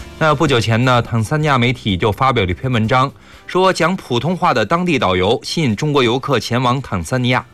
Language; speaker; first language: Chinese; native; Chinese